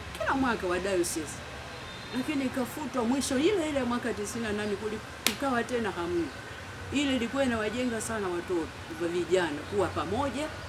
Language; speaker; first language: Swahili; native; Swahili